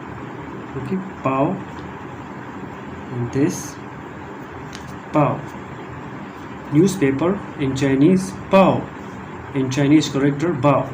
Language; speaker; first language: English; non-native, local second language; Urdu